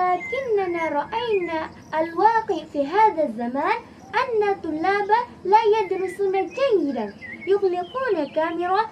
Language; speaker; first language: Arabic; non-native, fluent; Indonesian